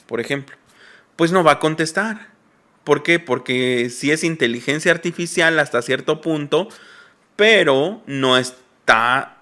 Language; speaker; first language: Spanish; native; Spanish